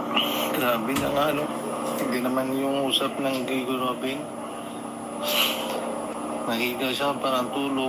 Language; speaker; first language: Filipino; non-native, learner; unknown